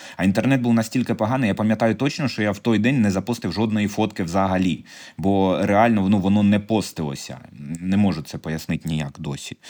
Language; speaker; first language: Ukrainian; native; Ukrainian